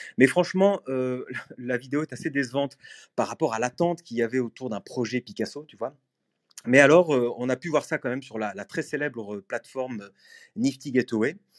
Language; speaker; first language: French; native; French